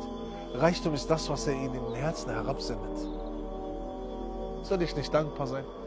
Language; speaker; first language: German; early bilingual, other home language; Romany